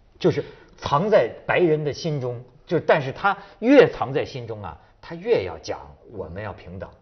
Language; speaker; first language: Chinese; native; Chinese